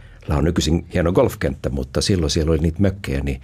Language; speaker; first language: Finnish; native; Finnish